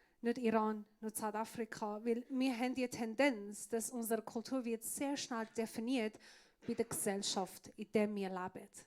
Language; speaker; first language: German; non-native, fluent; Persian